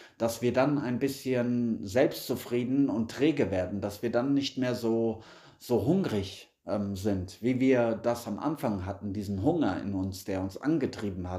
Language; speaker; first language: German; native; German